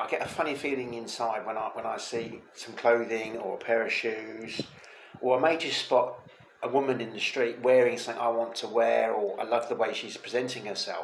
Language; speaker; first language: English; native; English